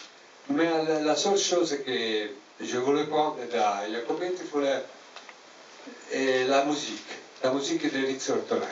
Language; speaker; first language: French; non-native, learner; Italian